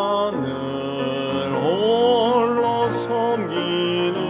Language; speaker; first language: Korean; native; Korean